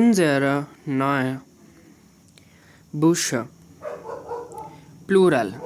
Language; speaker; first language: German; non-native, learner; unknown